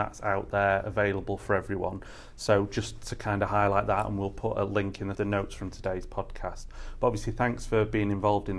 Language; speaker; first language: English; native; English